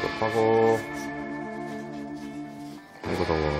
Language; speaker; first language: Korean; native; Korean